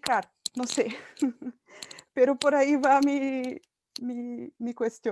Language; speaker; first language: Spanish; non-native, fluent; Portuguese